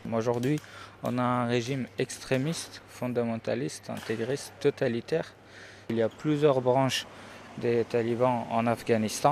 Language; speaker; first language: French; non-native, fluent; Persian